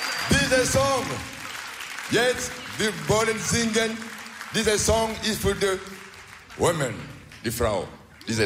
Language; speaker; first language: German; non-native, learner; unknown